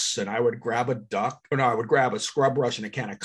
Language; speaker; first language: English; native; English